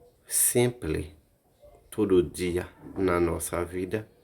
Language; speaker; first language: Portuguese; non-native, learner; Haitian Creole